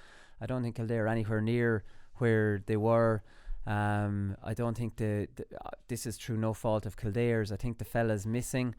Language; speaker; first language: English; native; English